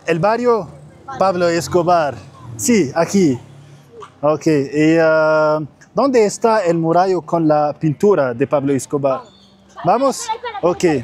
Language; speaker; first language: Spanish; non-native, learner; Arabic